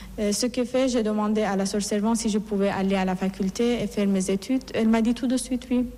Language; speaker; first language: French; non-native, fluent; Persian